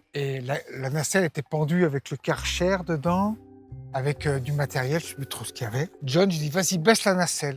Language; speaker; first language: French; native; French